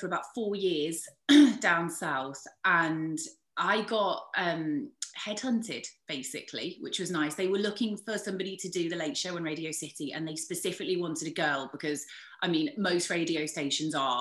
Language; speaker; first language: English; native; English